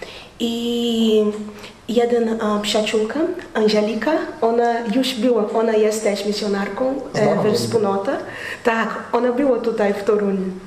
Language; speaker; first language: Polish; non-native, learner; Portuguese